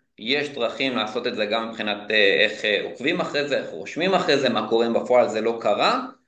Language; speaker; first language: Hebrew; native; Hebrew